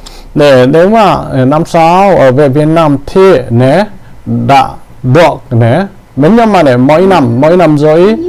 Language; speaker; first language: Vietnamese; non-native, learner; Korean